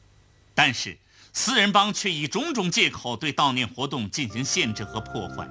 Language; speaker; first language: Chinese; native; Chinese